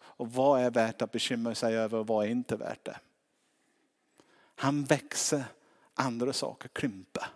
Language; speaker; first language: Swedish; non-native, fluent; English